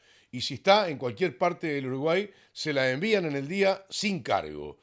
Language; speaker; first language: Spanish; native; Spanish